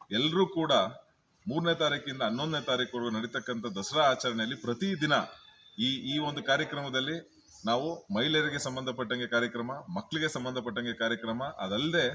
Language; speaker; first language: Kannada; native; Kannada